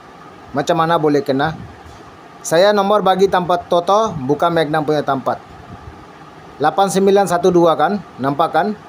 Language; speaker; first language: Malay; non-native, learner; Bangla